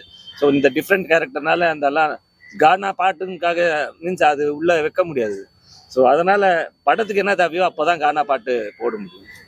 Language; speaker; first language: Tamil; native; Tamil